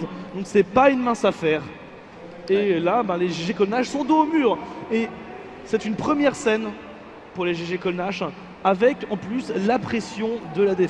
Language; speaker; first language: French; native; French